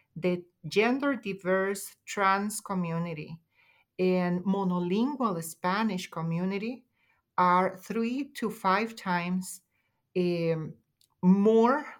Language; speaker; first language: English; non-native, fluent; Spanish